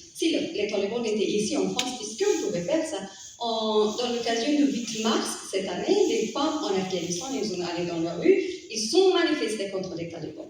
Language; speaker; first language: French; non-native, fluent; Persian